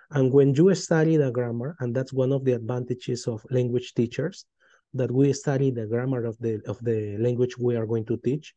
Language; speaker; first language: English; non-native, fluent; Spanish